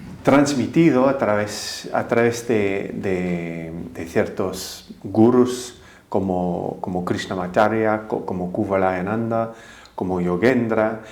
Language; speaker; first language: Spanish; non-native, fluent; English